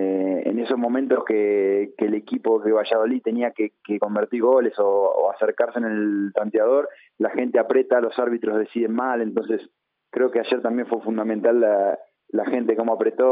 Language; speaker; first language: Spanish; native; Spanish